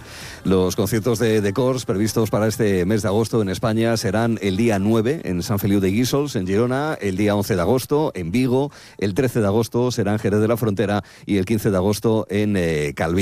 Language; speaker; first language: Spanish; native; Spanish